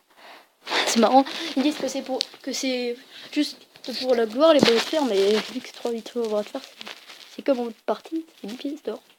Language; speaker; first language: French; native; French